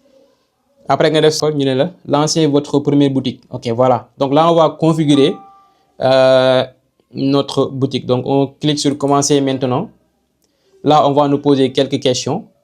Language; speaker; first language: French; non-native, local second language; Wolof